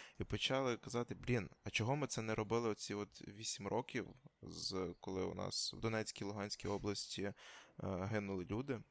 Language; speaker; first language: Ukrainian; native; Ukrainian